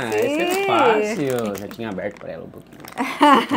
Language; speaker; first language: Portuguese; native; Portuguese